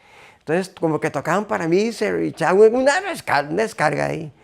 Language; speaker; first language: Spanish; native; Spanish